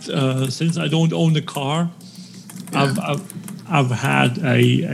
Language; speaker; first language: English; non-native, fluent; German